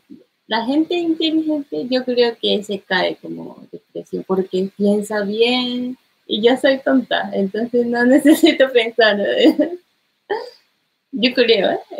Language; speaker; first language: Spanish; non-native, learner; Japanese